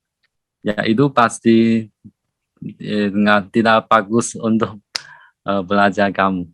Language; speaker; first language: Indonesian; non-native, learner; Chinese